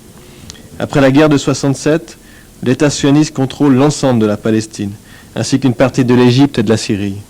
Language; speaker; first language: French; native; French